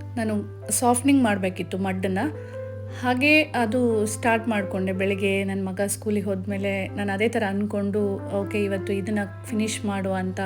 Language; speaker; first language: Kannada; native; Kannada